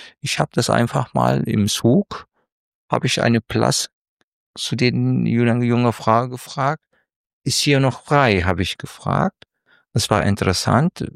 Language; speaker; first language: German; non-native, fluent; Turkish